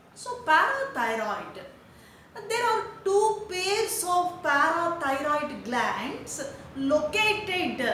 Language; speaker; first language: English; non-native, local second language; Kannada